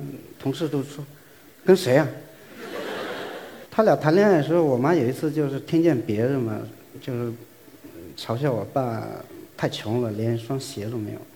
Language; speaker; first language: Chinese; native; Chinese